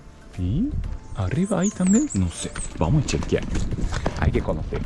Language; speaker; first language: Spanish; non-native, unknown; Japanese